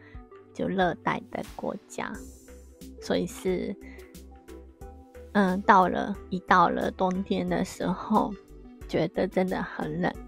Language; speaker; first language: Chinese; non-native, fluent; Japanese